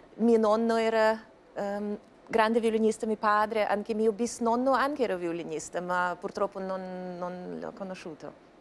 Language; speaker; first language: Italian; non-native, fluent; Russian